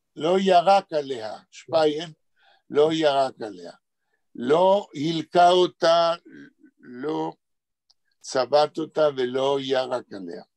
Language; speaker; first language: Hebrew; native; Hebrew